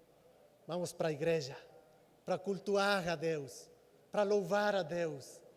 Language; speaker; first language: Portuguese; non-native, fluent; Spanish